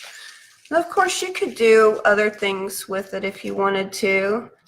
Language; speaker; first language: English; native; English